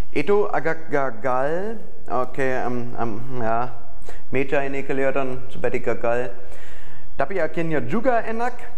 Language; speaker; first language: Indonesian; non-native, fluent; German